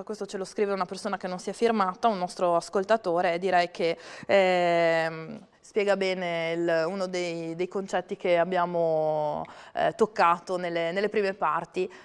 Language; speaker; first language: Italian; native; Italian